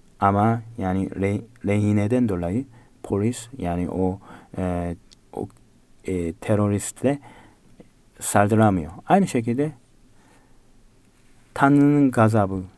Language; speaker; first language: Turkish; non-native, fluent; Korean